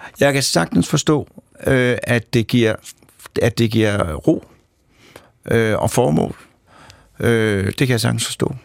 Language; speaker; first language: Danish; native; Danish